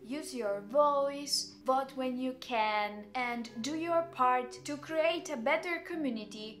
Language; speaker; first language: English; non-native, fluent; Italian